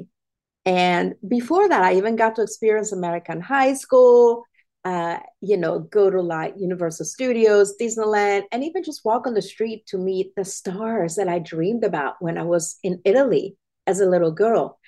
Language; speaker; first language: English; non-native, fluent; Italian